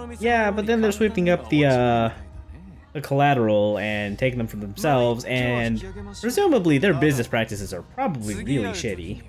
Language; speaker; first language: English; native; English